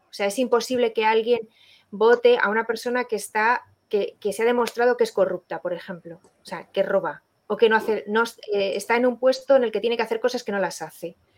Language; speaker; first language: Spanish; native; Spanish